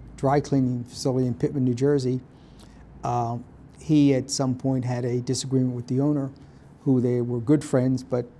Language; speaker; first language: English; native; English